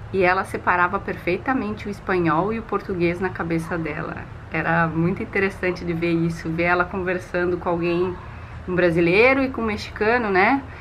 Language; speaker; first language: Portuguese; native; Portuguese